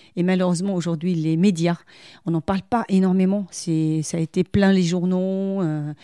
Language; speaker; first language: French; non-native, local second language; Arabic